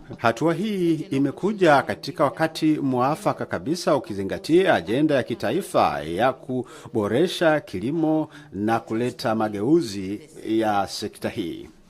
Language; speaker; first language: Swahili; native; Swahili